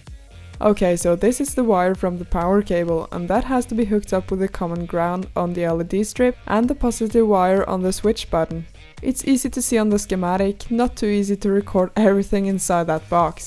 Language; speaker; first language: English; non-native, fluent; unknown